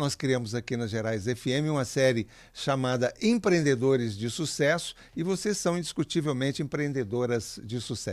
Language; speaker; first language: Portuguese; native; Portuguese